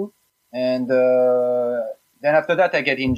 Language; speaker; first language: English; non-native, fluent; French